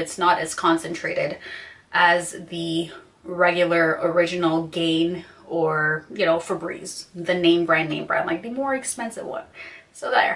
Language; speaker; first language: English; native; English